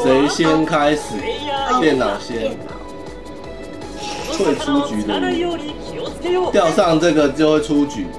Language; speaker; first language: Chinese; native; Chinese